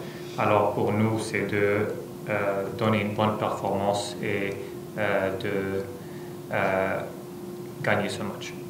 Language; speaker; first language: French; non-native, fluent; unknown